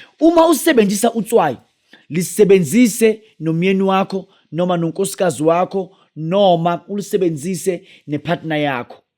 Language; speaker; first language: Zulu; native; Zulu